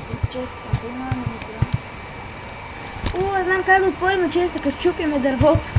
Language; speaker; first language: Bulgarian; native; Bulgarian